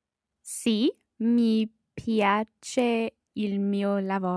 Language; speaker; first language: Italian; non-native, learner; English